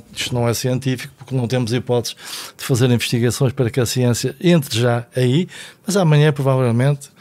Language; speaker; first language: Portuguese; native; Portuguese